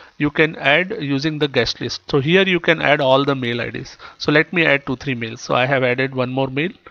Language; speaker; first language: English; non-native, local second language; Kannada